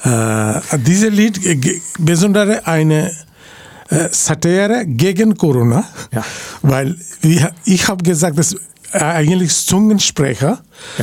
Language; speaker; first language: German; non-native, fluent; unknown